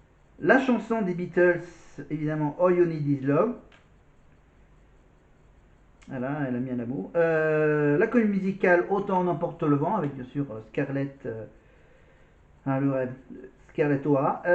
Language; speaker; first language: French; native; French